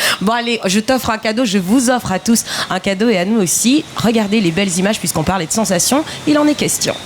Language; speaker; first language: French; native; French